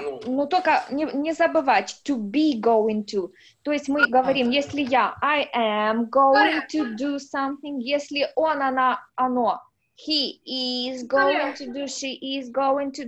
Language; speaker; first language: Russian; native; Russian